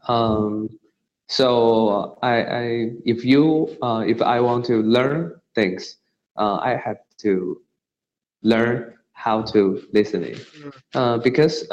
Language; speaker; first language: English; non-native, learner; Chinese